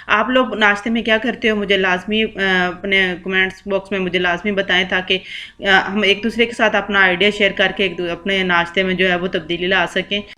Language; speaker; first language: Urdu; non-native, local second language; Punjabi